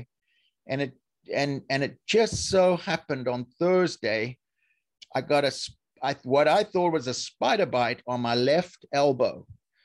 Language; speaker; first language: English; native; English